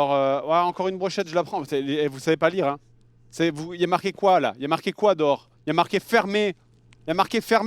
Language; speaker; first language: French; native; French